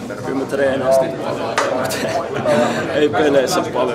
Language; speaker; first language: Finnish; native; Finnish